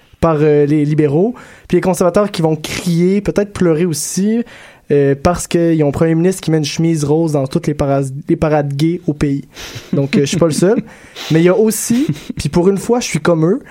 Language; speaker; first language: French; native; French